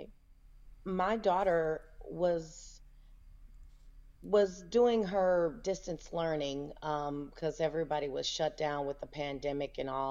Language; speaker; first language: English; native; English